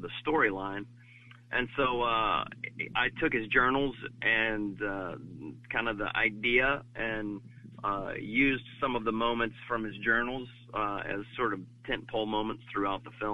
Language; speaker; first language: English; native; English